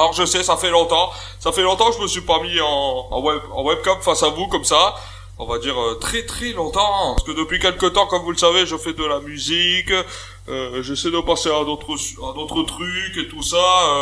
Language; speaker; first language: French; native; French